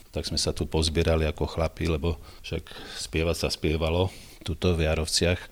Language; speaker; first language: Slovak; non-native, local second language; Croatian